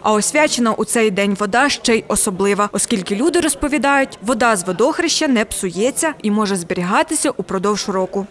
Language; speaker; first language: Ukrainian; native; Ukrainian